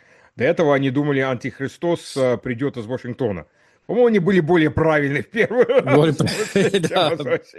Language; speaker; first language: Russian; early bilingual, heritage; Russian